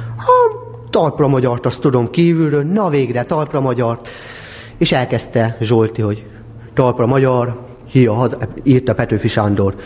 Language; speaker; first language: Hungarian; native; Hungarian